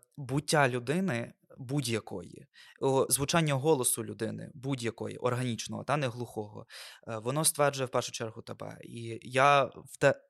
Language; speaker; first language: Ukrainian; non-native, local second language; Russian